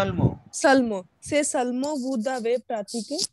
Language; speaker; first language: French; non-native, learner; Hindi